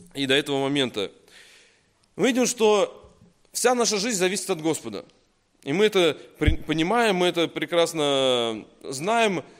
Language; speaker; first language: Russian; native; Russian